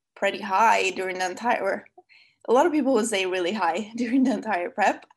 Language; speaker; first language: English; non-native, fluent; Swedish